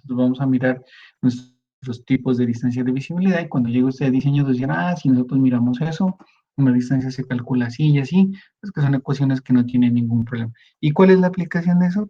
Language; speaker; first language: Spanish; native; Spanish